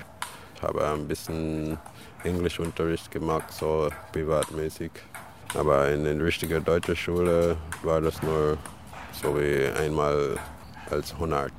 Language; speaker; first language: German; non-native, learner; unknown